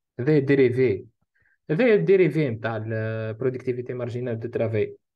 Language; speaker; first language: French; non-native, local second language; Arabic